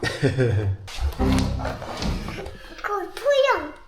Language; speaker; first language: Korean; early bilingual, heritage; Korean